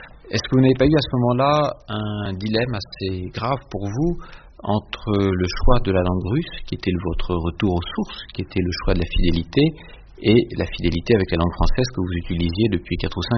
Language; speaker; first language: French; native; French